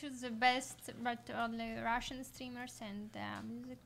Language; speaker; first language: English; non-native, learner; Russian